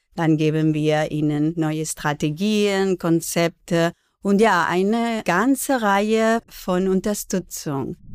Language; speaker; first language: German; non-native, fluent; Spanish